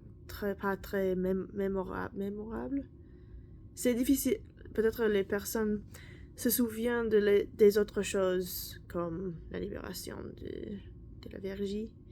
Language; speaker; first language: French; non-native, learner; English